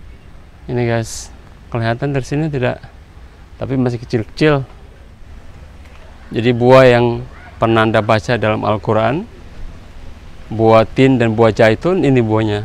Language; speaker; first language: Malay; non-native, local second language; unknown